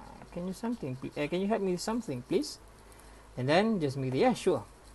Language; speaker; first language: English; non-native, local second language; Malay